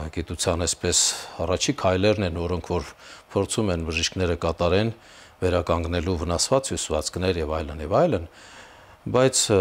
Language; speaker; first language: Armenian; native; Armenian